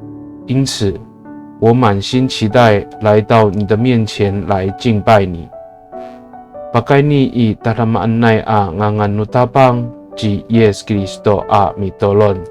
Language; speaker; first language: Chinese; non-native, local second language; Amis